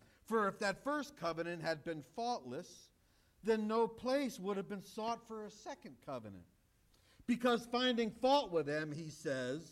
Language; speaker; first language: English; native; English